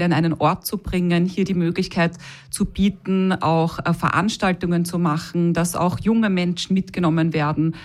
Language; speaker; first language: German; native; German